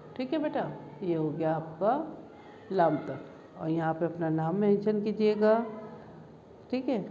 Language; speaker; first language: Hindi; native; Hindi